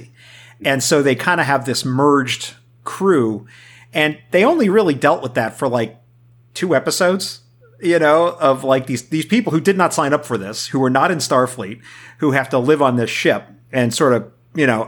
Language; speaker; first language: English; native; English